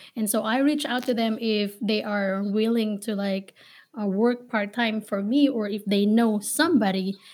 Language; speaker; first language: English; non-native, local second language; Filipino